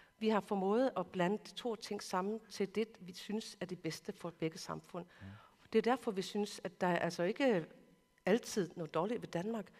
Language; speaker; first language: Danish; non-native, local second language; Kalaallisut